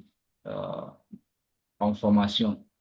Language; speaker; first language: French; non-native, learner; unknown